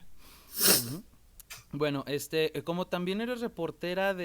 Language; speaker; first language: Spanish; native; Spanish